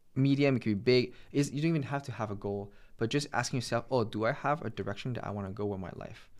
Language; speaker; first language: English; native; English